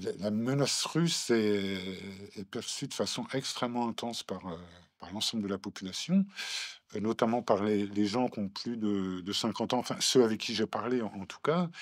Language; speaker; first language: French; native; French